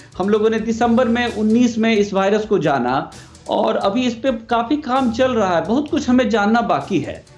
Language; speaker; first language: Hindi; native; Hindi